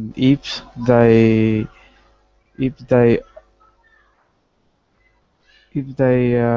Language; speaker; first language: English; non-native, learner; Vietnamese